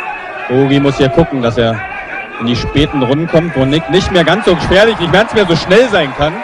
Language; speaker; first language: German; native; German